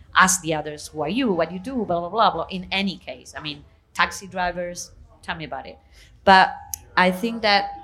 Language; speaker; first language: English; non-native, fluent; Italian